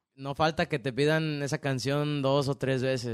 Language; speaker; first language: Spanish; early bilingual, other home language; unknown